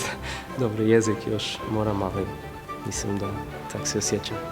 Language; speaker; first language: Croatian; non-native, learner; Portuguese